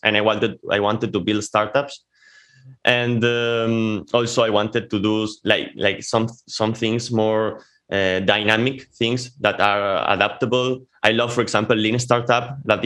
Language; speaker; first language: English; non-native, fluent; Spanish